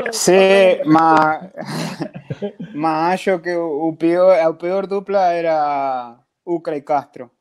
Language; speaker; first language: Portuguese; non-native, fluent; Spanish